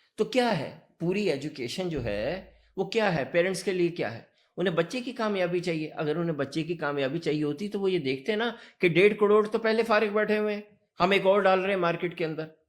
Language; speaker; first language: Urdu; early bilingual, heritage; Urdu